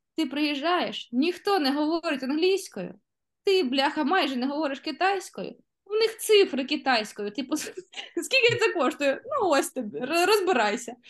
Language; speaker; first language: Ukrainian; non-native, local second language; Russian